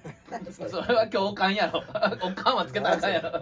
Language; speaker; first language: Japanese; native; Japanese